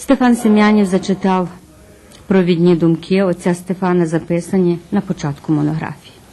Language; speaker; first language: Ukrainian; early bilingual, heritage; Ukrainian